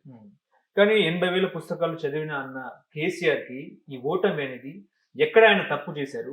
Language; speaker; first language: Telugu; native; Telugu